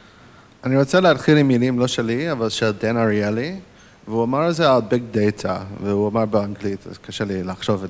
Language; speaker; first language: Hebrew; non-native, fluent; English